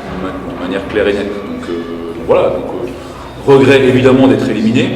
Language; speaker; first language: French; native; French